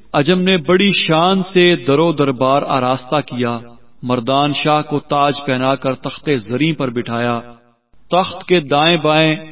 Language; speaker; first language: Urdu; native; Urdu